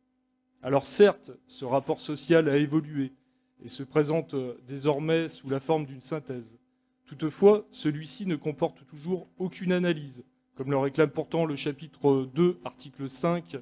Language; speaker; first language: French; native; French